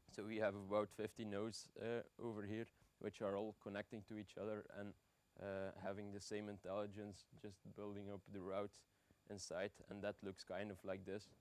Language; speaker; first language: English; non-native, fluent; Dutch